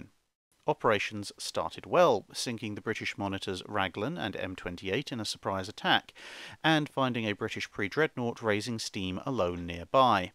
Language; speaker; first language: English; native; English